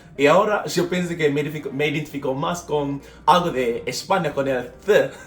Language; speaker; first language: Spanish; non-native, fluent; English